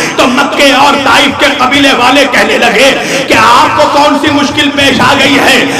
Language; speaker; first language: Urdu; native; Urdu